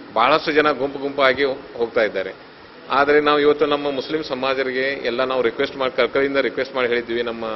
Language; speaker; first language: Kannada; non-native, local second language; Urdu